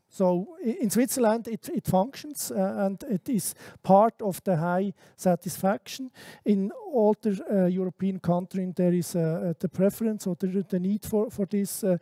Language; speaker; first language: English; non-native, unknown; German